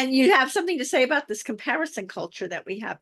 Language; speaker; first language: English; native; English